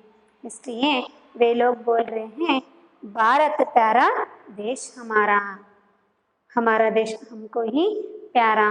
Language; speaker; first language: Hindi; non-native, local second language; Kannada